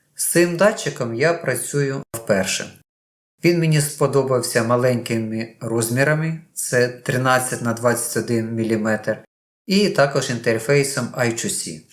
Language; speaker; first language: Ukrainian; non-native, local second language; Russian